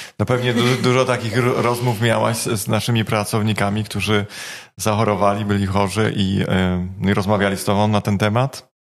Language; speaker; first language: Polish; native; Polish